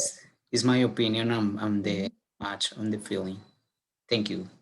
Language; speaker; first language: English; non-native, learner; Spanish